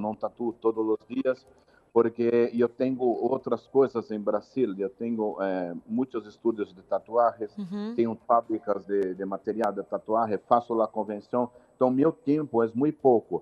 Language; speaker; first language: Spanish; non-native, learner; Portuguese